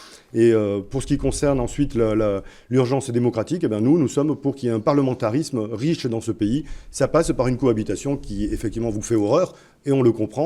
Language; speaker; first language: French; native; French